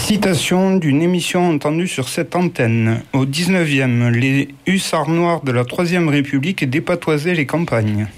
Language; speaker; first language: French; native; French